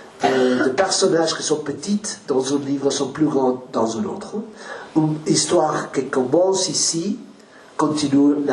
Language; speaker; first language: French; non-native, learner; Spanish